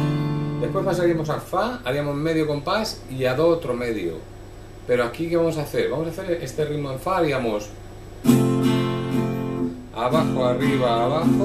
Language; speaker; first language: Spanish; native; Spanish